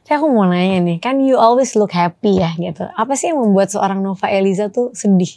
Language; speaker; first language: Indonesian; native; Indonesian